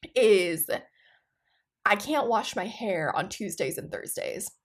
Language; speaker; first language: English; non-native, local second language; Punjabi